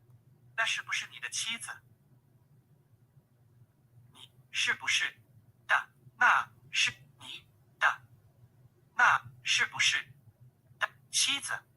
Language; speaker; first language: Chinese; non-native, learner; English